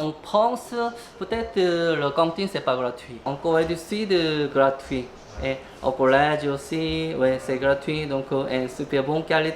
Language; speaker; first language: French; non-native, learner; Korean